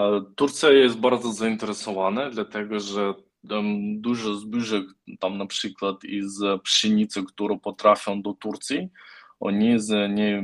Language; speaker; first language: Polish; non-native, learner; Ukrainian